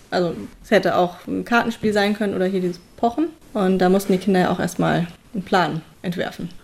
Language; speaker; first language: German; native; German